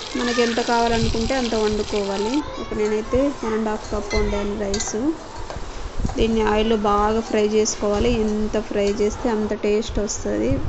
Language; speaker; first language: Telugu; non-native, local second language; Lambadi